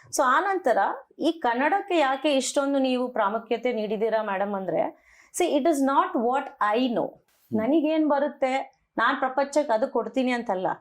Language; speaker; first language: Kannada; non-native, local second language; Telugu